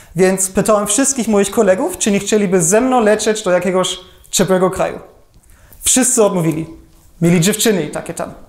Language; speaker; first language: Polish; non-native, fluent; German